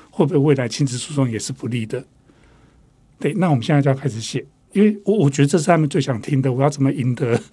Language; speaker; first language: Chinese; non-native, local second language; Min Nan Chinese